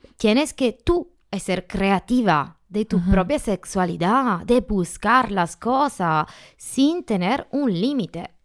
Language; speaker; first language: Spanish; non-native, learner; Italian